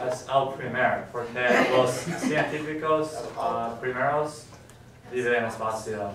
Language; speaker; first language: Spanish; non-native, learner; English